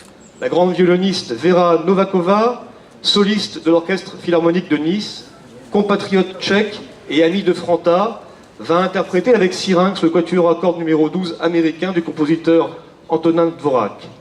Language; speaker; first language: French; native; French